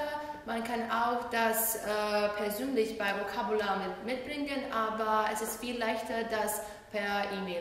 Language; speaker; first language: German; non-native, learner; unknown